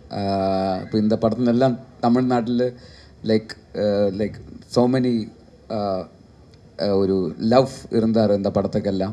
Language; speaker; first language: Tamil; non-native, learner; Malayalam